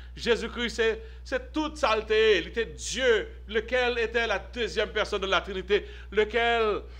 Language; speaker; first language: French; native; French